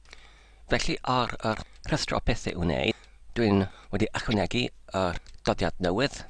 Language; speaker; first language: Welsh; non-native, learner; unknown